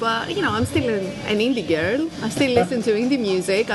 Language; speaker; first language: English; non-native, fluent; Greek